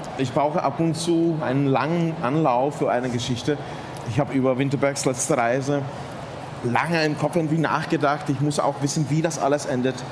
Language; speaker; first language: German; non-native, fluent; Czech